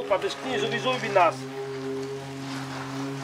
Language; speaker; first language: German; non-native, learner; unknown